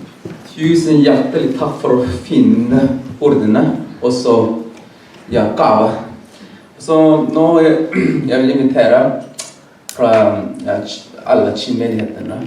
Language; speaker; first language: Norwegian; non-native, learner; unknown